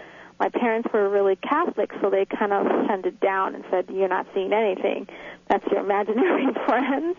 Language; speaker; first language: English; native; English